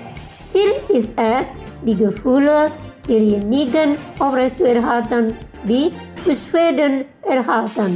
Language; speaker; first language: German; non-native, learner; Indonesian